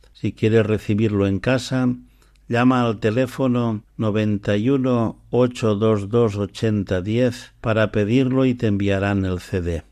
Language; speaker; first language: Spanish; native; Spanish